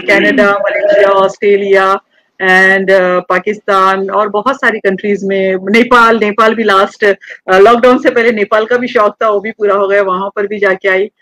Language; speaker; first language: Hindi; native; Hindi